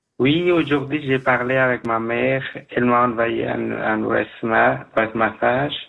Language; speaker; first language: French; non-native, learner; Persian